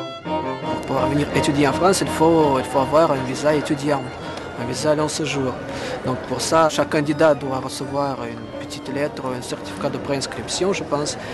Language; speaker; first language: French; non-native, fluent; Russian